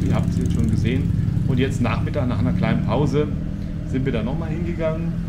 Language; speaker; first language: German; native; German